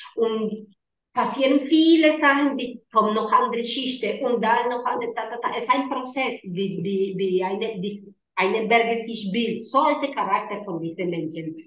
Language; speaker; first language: German; non-native, learner; Spanish